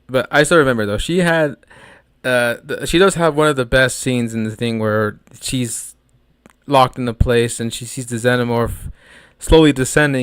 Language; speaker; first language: English; native; English